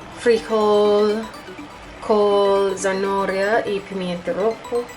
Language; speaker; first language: Spanish; non-native, learner; English